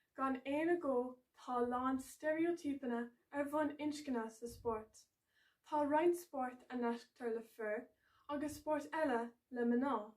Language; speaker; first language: Irish; non-native, local second language; English